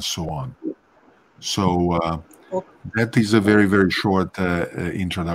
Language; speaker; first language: English; non-native, fluent; Hungarian